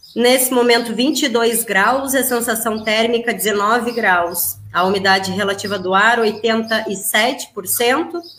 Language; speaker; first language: Portuguese; native; Portuguese